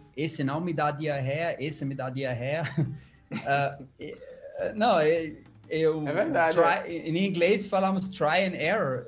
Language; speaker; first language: Portuguese; non-native, learner; German